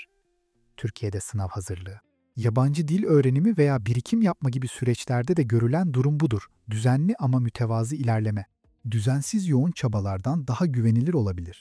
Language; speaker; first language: Turkish; native; Turkish